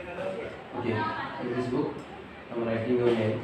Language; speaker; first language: English; non-native, learner; Hindi